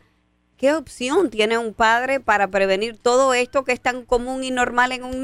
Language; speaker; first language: Spanish; native; Spanish